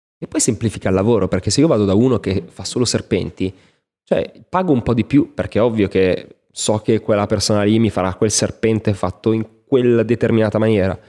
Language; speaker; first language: Italian; native; Italian